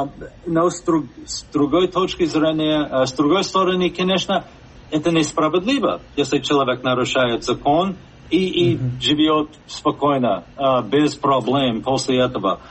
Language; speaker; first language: Russian; non-native, fluent; English